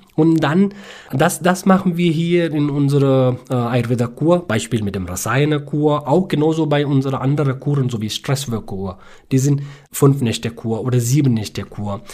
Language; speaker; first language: German; non-native, fluent; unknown